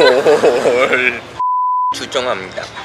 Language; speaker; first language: Korean; non-native, learner; Japanese